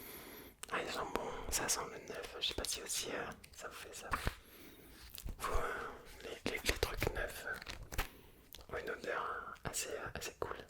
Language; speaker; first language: French; native; French